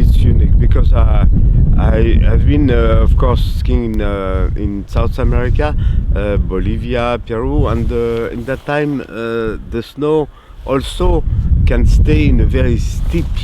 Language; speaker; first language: English; non-native, learner; French